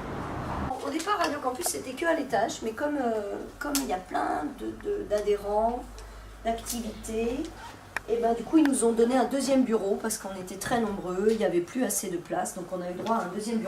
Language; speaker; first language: French; native; French